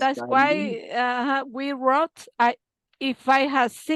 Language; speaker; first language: English; non-native, learner; Spanish